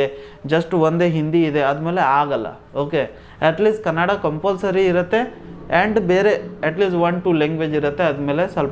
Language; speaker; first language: Kannada; non-native, local second language; Hindi